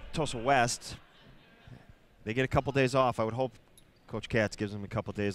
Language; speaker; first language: English; native; English